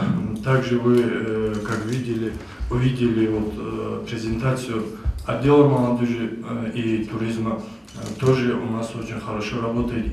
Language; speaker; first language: Russian; non-native, local second language; Avaric